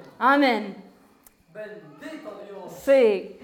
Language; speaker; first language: Spanish; non-native, learner; English